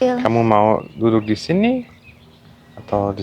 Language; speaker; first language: Indonesian; non-native, learner; German